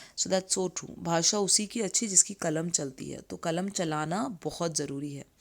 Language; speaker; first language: Hindi; native; Hindi